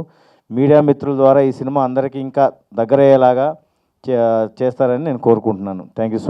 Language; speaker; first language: Telugu; native; Telugu